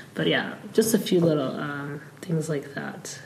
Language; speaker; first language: English; non-native, fluent; Somali